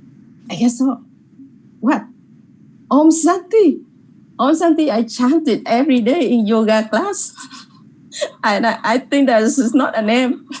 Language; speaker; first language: English; non-native, learner; Vietnamese